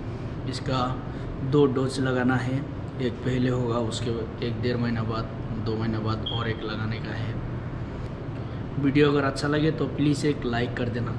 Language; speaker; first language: Hindi; non-native, local second language; Bangla